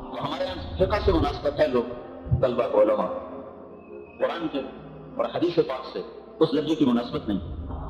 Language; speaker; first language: Urdu; non-native, local second language; Saraiki